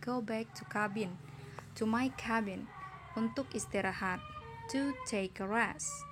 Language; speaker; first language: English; non-native, fluent; Indonesian